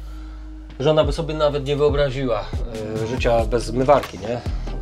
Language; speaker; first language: Polish; native; Polish